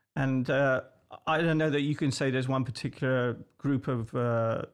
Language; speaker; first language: English; native; English